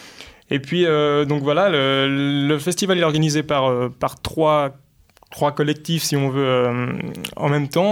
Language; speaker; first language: French; native; French